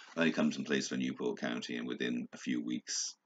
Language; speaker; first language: English; native; English